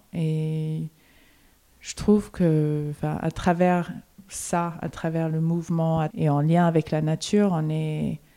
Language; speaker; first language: French; non-native, fluent; English